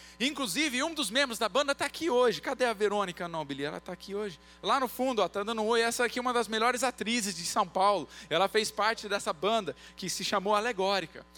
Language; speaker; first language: Portuguese; early bilingual, other home language; English